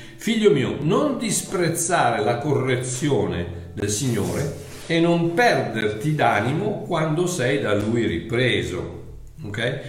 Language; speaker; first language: Italian; non-native, fluent; English